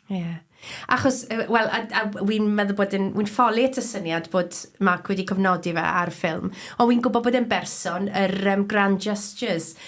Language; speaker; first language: Welsh; native; Welsh